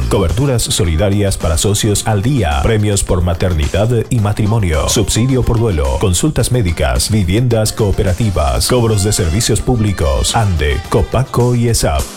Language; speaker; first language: Spanish; native; Spanish